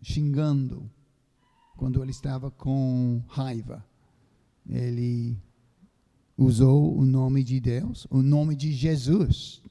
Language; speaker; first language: Portuguese; non-native, fluent; English